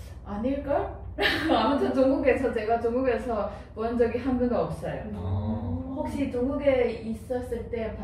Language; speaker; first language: Korean; non-native, fluent; Chinese